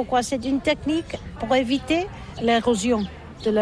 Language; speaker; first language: French; non-native, learner; Catalan